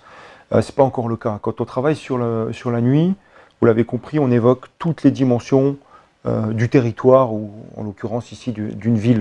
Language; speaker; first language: French; native; French